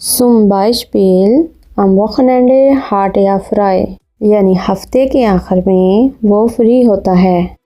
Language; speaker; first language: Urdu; native; Urdu